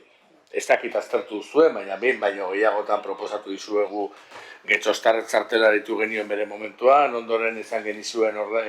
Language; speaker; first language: Basque; native; Basque